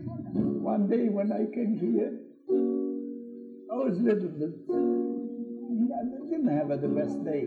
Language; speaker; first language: English; non-native, fluent; Polish